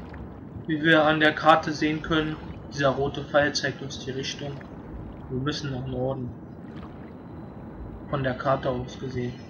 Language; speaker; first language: German; native; German